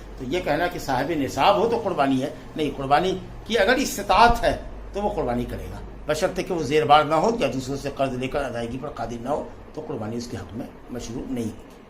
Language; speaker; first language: Urdu; native; Urdu